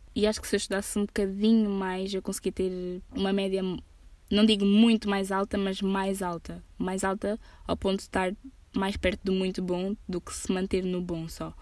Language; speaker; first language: Portuguese; early bilingual, heritage; Portuguese